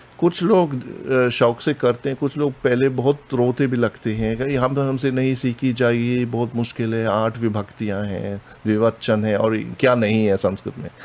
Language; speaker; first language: Hindi; non-native, fluent; German